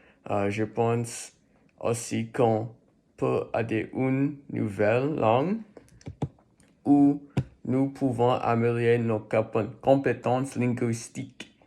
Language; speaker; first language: French; non-native, learner; English